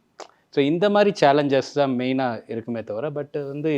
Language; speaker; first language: Tamil; native; Tamil